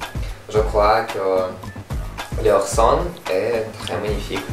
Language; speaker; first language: French; non-native, learner; Russian